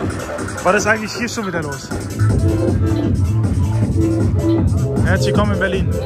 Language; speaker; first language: German; native; German